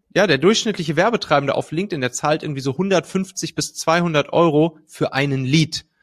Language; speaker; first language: German; native; German